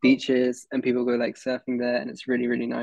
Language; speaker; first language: English; early bilingual, other home language; Hindi